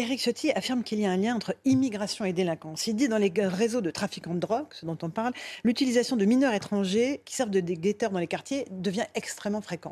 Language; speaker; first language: French; native; French